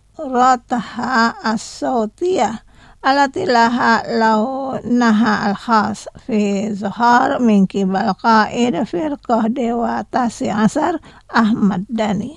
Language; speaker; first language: Arabic; non-native, fluent; Indonesian